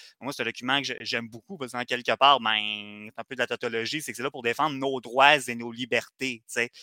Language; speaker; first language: French; native; French